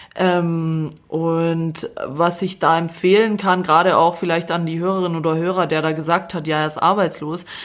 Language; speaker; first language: German; non-native, fluent; Croatian